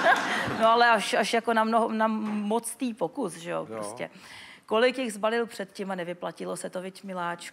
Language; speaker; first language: Czech; native; Czech